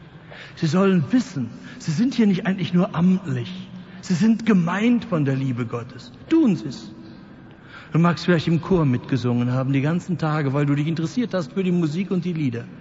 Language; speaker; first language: German; native; German